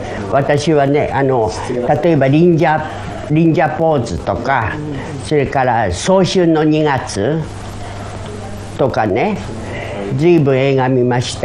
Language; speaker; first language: Japanese; non-native, fluent; Chinese